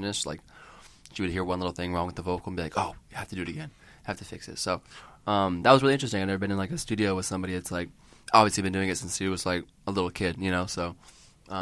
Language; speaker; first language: English; native; English